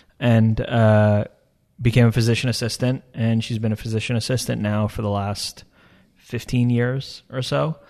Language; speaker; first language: English; early bilingual, other home language; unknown